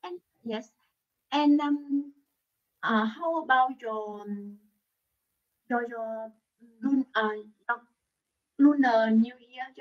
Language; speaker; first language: English; non-native, learner; Vietnamese